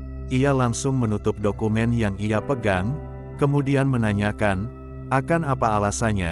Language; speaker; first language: Indonesian; native; Indonesian